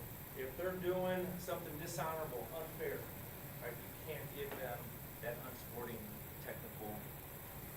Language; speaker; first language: English; native; English